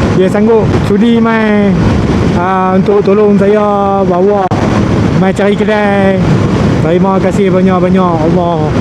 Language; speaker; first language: Malay; native; Malay